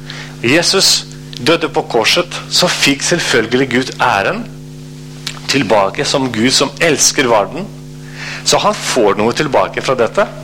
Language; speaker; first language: Norwegian; non-native, fluent; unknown